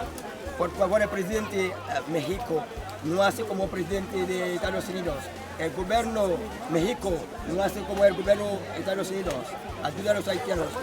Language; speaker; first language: Spanish; non-native, learner; Haitian Creole